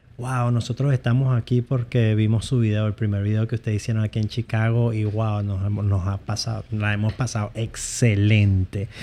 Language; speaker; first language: Spanish; native; Spanish